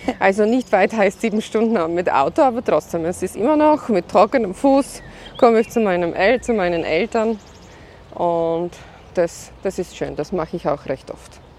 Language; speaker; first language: German; non-native, fluent; Slovak